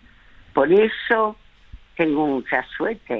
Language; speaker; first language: Spanish; early bilingual, other home language; French